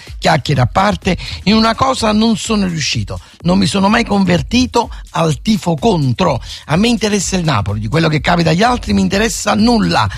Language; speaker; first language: Italian; native; Italian